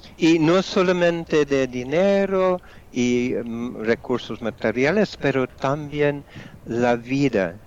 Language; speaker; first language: Spanish; non-native, fluent; English